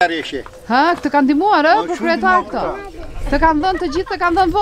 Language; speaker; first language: Albanian; native; Albanian